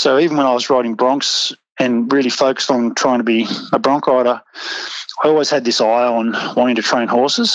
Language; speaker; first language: English; native; English